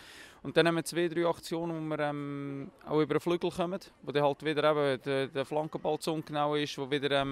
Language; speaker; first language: German; native; German